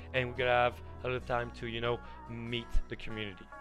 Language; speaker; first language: English; non-native, fluent; French